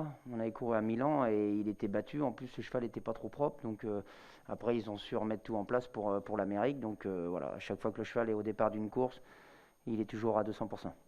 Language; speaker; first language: French; native; French